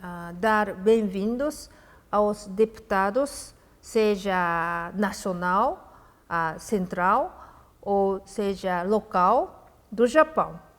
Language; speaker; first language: Portuguese; non-native, fluent; Japanese